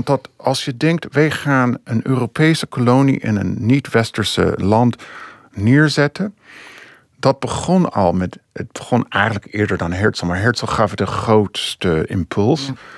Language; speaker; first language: Dutch; non-native, fluent; English